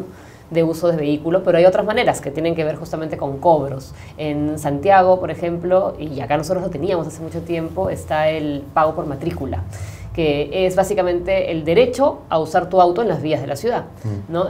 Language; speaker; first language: Spanish; native; Spanish